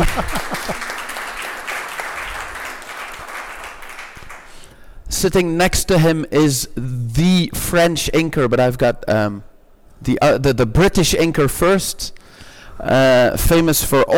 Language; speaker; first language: English; non-native, fluent; Dutch